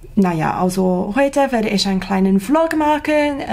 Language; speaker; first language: German; non-native, learner; English